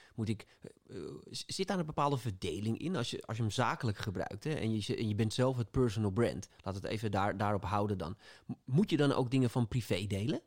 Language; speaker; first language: Dutch; native; Dutch